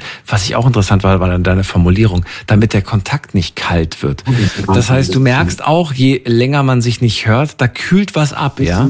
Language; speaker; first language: German; native; German